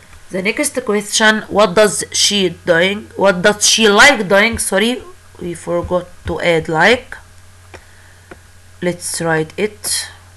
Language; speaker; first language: English; non-native, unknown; Arabic